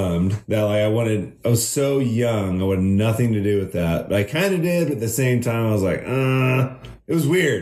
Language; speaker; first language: English; native; English